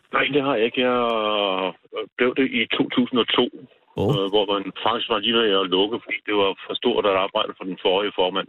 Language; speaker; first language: Danish; native; Danish